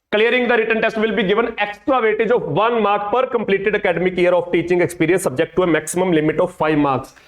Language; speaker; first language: English; non-native, local second language; Punjabi